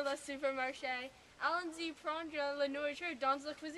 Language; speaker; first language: French; non-native, learner; English